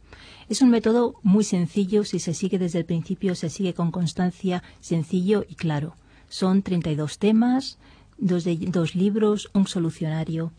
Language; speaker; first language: Spanish; native; Spanish